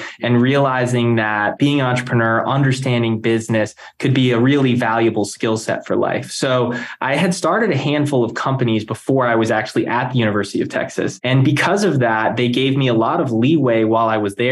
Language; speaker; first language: English; native; English